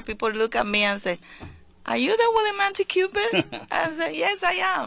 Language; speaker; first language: English; non-native, fluent; Spanish